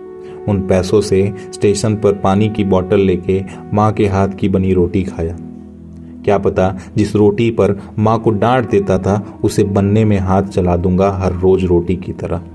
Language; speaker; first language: Hindi; native; Hindi